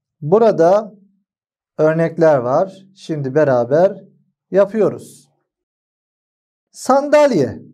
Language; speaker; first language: Turkish; non-native, fluent; Arabic